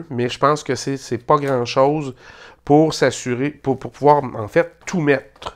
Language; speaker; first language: French; native; French